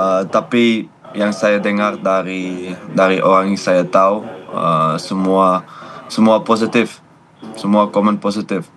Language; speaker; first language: Indonesian; non-native, fluent; Dutch